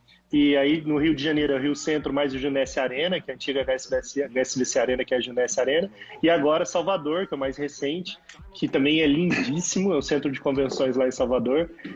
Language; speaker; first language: Portuguese; native; Portuguese